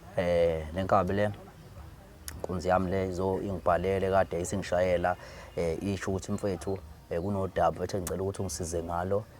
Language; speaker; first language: Zulu; native; Zulu